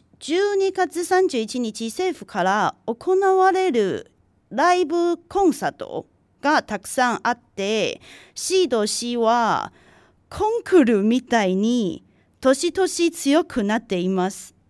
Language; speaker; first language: Japanese; non-native, fluent; Chinese